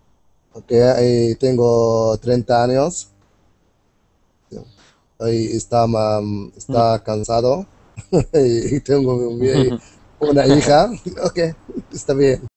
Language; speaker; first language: Spanish; non-native, learner; Arabic